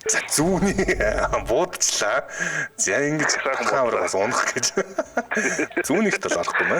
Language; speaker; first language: Mongolian; native; Mongolian